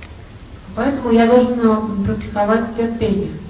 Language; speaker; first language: Russian; native; Russian